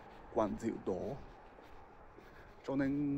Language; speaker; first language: Vietnamese; non-native, learner; Japanese